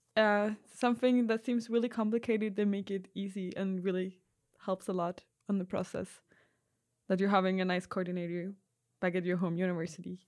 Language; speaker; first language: English; non-native, fluent; Danish